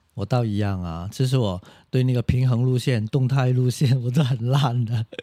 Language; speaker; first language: Chinese; non-native, local second language; Cantonese